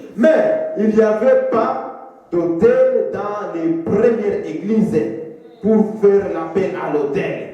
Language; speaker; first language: French; non-native, local second language; Swahili